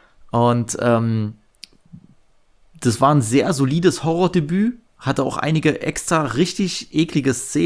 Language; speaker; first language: German; native; German